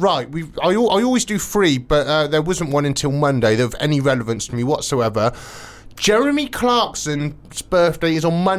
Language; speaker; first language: English; native; English